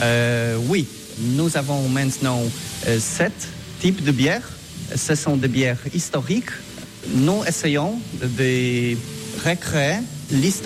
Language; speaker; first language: French; non-native, fluent; Polish